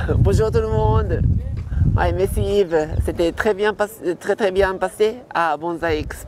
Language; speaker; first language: French; non-native, fluent; Japanese